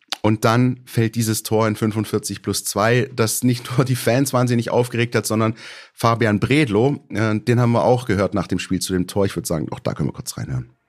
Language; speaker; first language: German; native; German